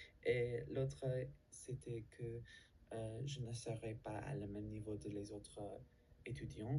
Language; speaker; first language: French; non-native, learner; English